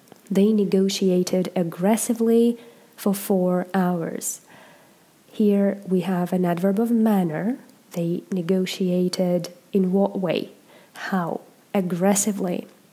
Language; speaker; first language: English; non-native, fluent; Russian